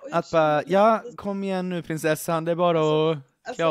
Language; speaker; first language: Swedish; native; Swedish